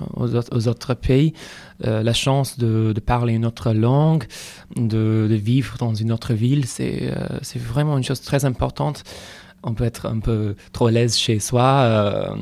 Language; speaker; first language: French; non-native, fluent; English